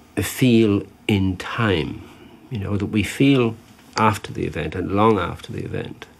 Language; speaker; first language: English; native; English